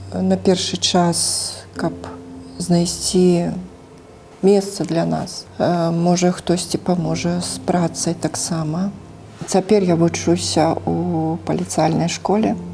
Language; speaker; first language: Belarusian; native; Belarusian